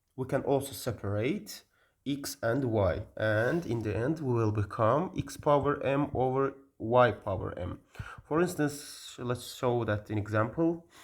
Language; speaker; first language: English; non-native, learner; Azerbaijani